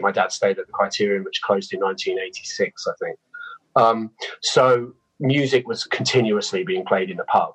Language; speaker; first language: English; native; English